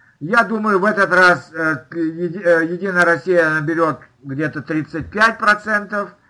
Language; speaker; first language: Russian; native; Russian